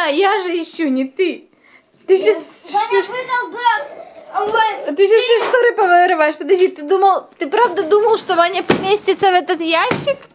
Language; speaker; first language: Russian; native; Russian